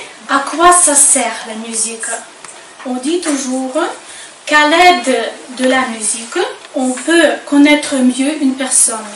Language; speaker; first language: French; non-native, fluent; Ukrainian